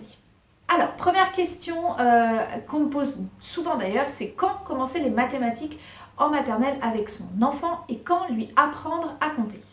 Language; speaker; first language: French; native; French